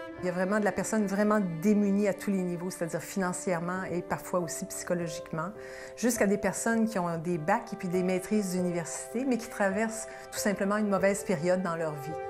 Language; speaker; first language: French; native; French